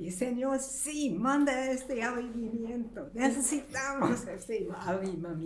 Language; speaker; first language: Spanish; non-native, fluent; English